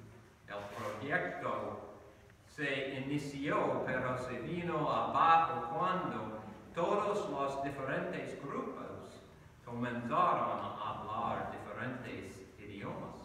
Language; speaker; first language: Spanish; non-native, learner; English